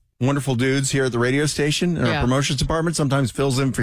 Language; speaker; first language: English; native; English